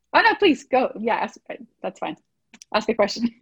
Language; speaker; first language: English; early bilingual, other home language; Portuguese